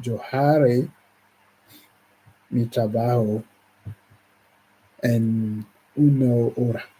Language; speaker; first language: Spanish; non-native, learner; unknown